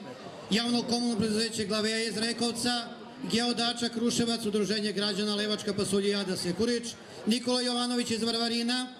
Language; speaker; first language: Bosnian; native; Bosnian